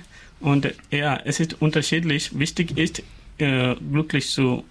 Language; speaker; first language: German; non-native, learner; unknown